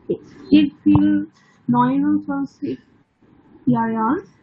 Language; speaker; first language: German; non-native, learner; Bangla